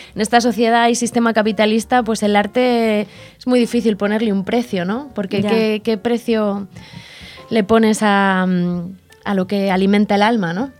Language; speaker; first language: Spanish; native; Spanish